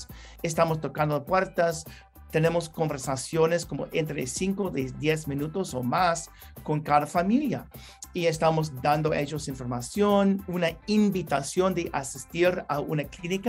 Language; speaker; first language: Spanish; non-native, learner; English